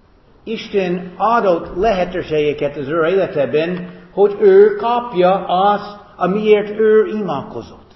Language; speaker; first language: Hungarian; non-native, fluent; English